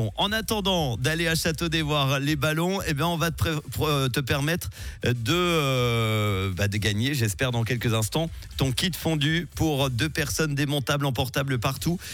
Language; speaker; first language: French; native; French